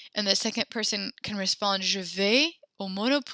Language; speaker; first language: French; non-native, fluent; English